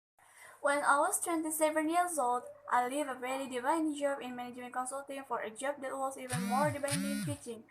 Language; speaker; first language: English; non-native, learner; Indonesian